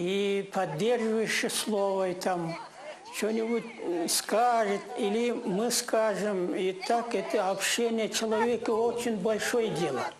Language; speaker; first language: Russian; non-native, local second language; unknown